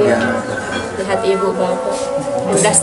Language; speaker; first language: Indonesian; non-native, local second language; Sasak